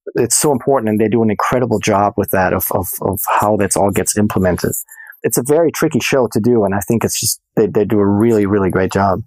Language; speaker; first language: English; non-native, fluent; German